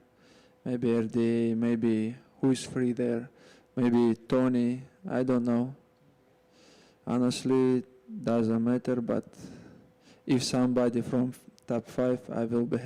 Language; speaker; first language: English; non-native, learner; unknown